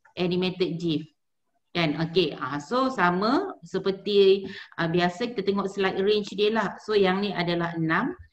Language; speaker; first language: Malay; native; Malay